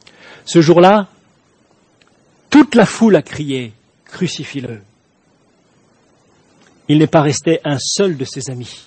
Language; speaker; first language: French; native; French